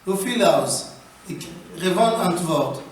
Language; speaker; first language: Dutch; non-native, learner; Lingala